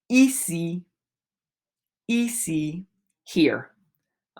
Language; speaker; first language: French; non-native, fluent; English